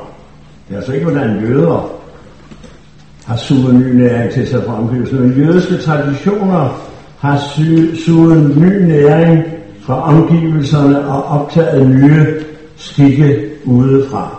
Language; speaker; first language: Danish; native; Danish